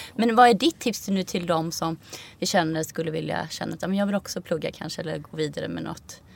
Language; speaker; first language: Swedish; early bilingual, other home language; Icelandic